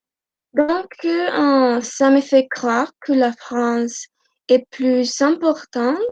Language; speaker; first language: French; non-native, learner; Spanish